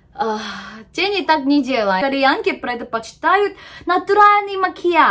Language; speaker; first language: Russian; non-native, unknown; Korean